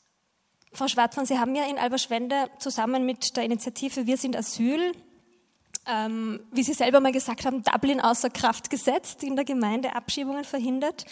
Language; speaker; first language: German; native; German